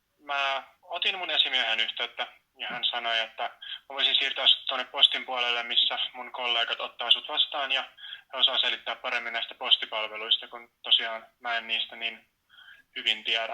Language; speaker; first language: Finnish; native; Finnish